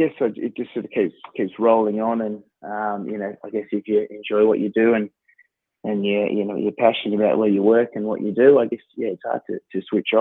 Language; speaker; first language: English; native; English